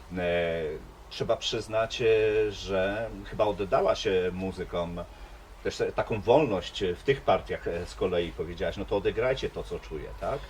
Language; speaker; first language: Polish; native; Polish